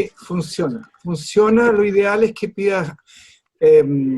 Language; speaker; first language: Spanish; native; Spanish